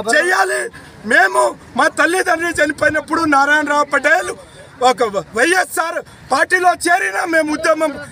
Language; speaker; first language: Telugu; non-native, local second language; Lambadi